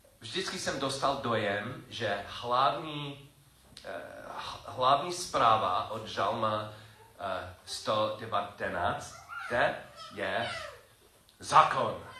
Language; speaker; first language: Czech; non-native, learner; English